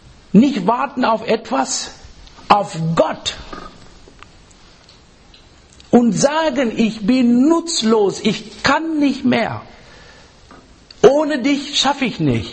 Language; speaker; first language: German; non-native, fluent; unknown